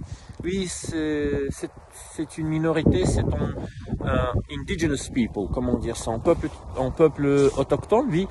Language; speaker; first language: French; non-native, fluent; Russian